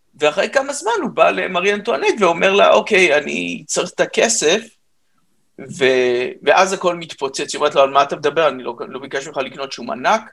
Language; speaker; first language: Hebrew; native; Hebrew